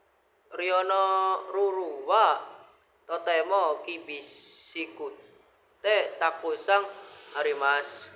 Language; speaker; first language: Japanese; non-native, learner; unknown